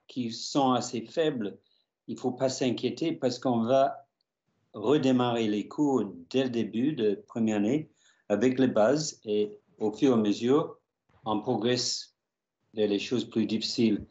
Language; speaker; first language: French; non-native, fluent; English